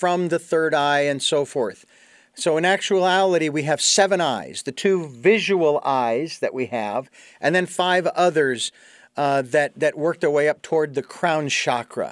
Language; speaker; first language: English; native; English